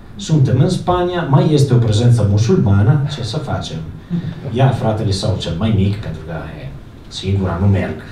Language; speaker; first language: Romanian; non-native, fluent; Italian